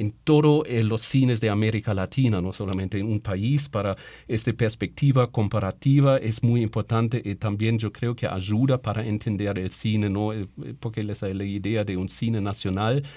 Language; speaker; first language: Spanish; non-native, fluent; German